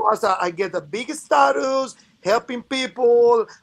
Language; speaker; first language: English; non-native, fluent; Spanish